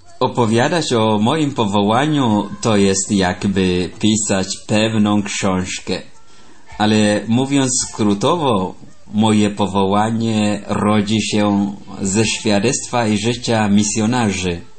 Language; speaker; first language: Polish; non-native, fluent; Amharic